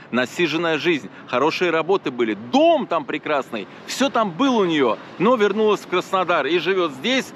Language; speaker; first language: Russian; native; Russian